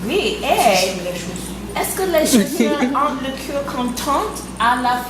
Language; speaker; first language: French; non-native, fluent; English